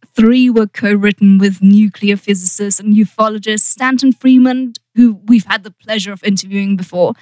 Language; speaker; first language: English; native; English